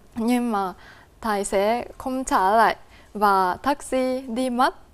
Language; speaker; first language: Vietnamese; non-native, fluent; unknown